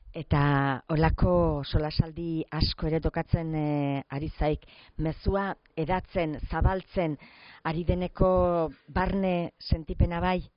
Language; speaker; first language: Basque; native; Basque